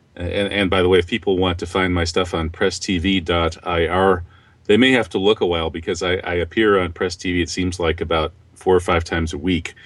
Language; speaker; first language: English; native; English